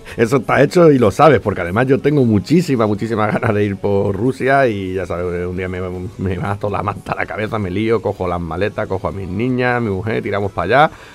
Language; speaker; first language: Spanish; native; Spanish